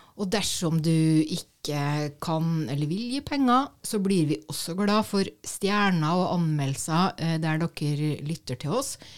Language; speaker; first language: Norwegian; native; Norwegian